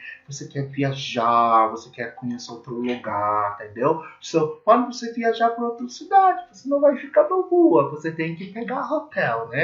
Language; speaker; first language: Portuguese; non-native, learner; English